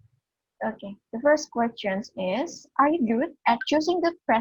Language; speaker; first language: English; non-native, fluent; Indonesian